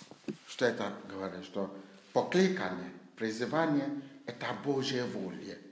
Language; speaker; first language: Ukrainian; non-native, learner; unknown